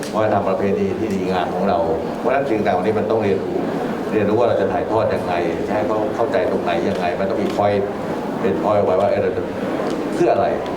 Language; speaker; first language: Thai; native; Thai